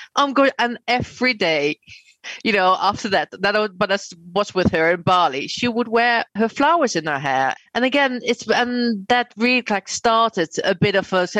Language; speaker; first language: English; non-native, fluent; Dutch